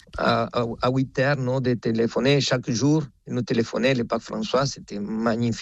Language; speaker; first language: French; non-native, fluent; Spanish